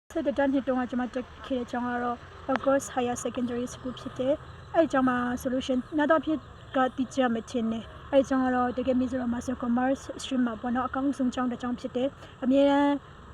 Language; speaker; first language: Burmese; non-native, local second language; Mizo